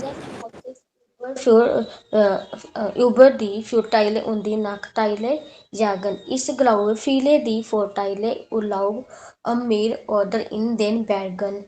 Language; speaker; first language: German; non-native, learner; Hindi